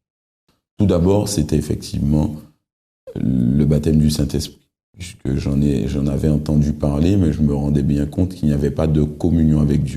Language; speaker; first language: French; native; French